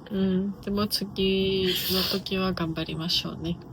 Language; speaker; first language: Japanese; non-native, fluent; Georgian